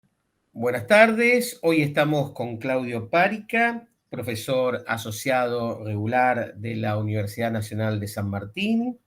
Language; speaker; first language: Spanish; native; Spanish